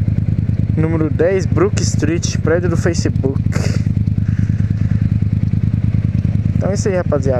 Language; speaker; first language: Portuguese; native; Portuguese